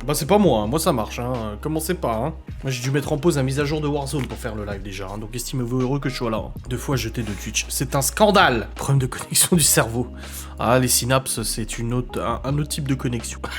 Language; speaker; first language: French; native; French